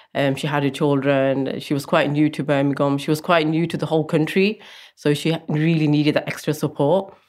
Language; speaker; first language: English; native; English